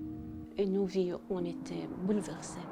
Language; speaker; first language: French; non-native, fluent; Arabic